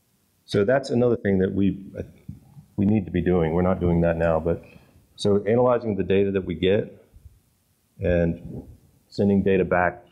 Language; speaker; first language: English; native; English